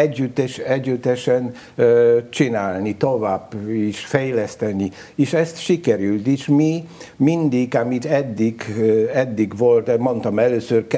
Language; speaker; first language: Hungarian; non-native, learner; Polish